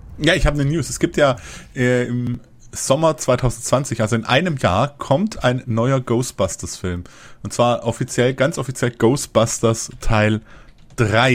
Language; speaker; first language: German; native; German